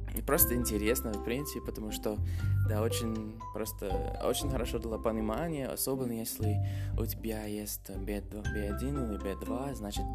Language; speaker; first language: Russian; non-native, fluent; English